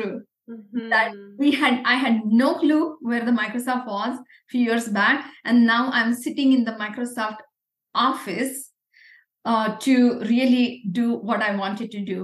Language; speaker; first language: English; non-native, local second language; Marathi